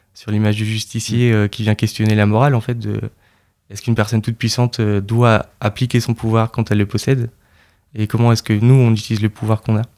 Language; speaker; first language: French; native; French